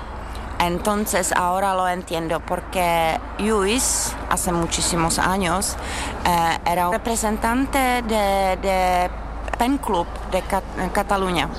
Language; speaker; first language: Spanish; non-native, fluent; Czech